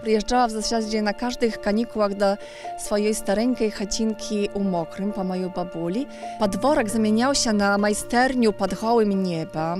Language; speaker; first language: Polish; non-native, local second language; Belarusian